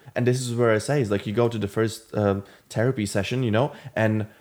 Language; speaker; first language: English; non-native, fluent; Latvian